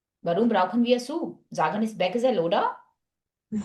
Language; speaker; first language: German; non-native, fluent; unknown